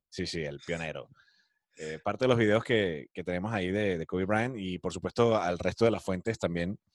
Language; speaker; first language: Spanish; native; Spanish